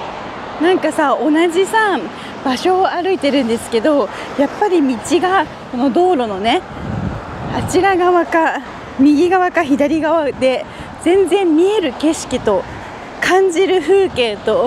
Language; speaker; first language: Japanese; native; Japanese